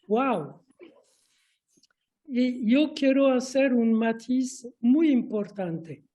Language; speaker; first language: Spanish; non-native, fluent; French